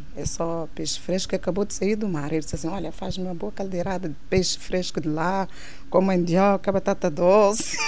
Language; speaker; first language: Portuguese; non-native, local second language; Kabuverdianu